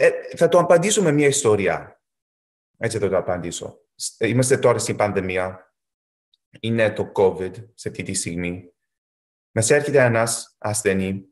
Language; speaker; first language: Greek; early bilingual, heritage; Greek